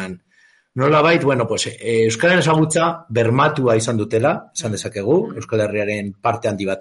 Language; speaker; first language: Basque; native; Basque